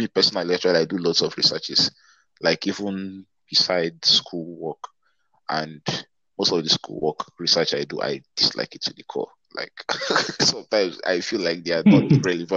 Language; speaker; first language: English; non-native, local second language; Igbo